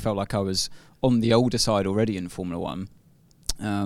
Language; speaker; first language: English; native; English